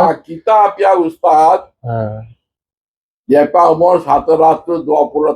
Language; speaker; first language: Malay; non-native, learner; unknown